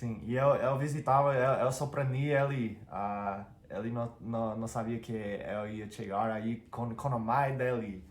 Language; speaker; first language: Portuguese; non-native, fluent; English